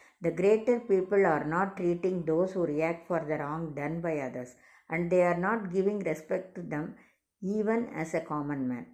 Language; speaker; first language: English; non-native, local second language; Tamil